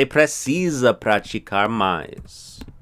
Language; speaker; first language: Portuguese; non-native, fluent; English